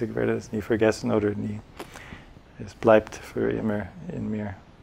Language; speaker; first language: German; non-native, fluent; English